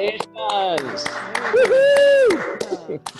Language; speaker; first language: English; native; English